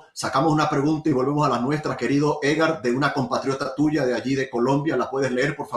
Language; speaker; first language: Spanish; native; Spanish